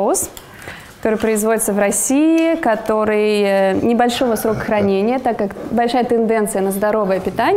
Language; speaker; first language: Russian; native; Russian